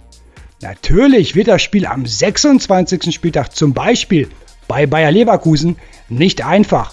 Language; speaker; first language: German; native; German